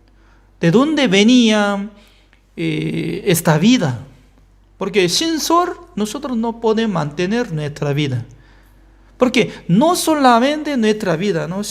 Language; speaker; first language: Spanish; non-native, fluent; Korean